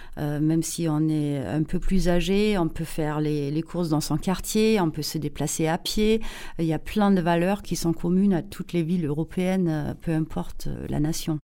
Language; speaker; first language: French; non-native, fluent; German